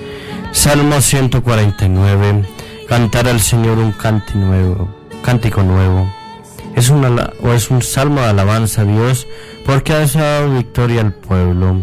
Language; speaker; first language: Spanish; native; Spanish